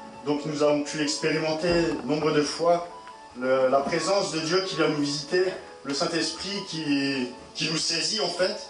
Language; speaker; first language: French; native; French